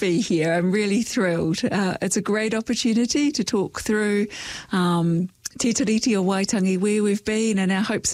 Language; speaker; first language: English; native; English